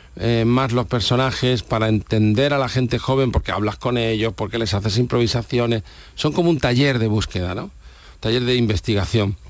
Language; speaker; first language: Spanish; native; Spanish